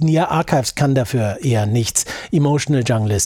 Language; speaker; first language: German; native; German